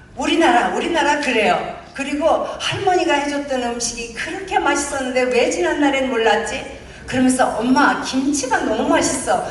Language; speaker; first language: Korean; native; Korean